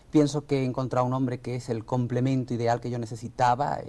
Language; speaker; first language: Spanish; early bilingual, other home language; Arabic